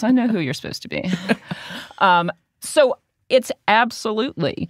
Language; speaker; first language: English; native; English